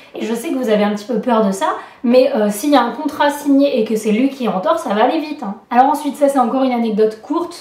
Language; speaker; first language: French; native; French